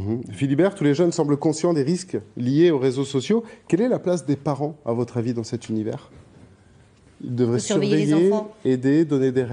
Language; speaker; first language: French; native; French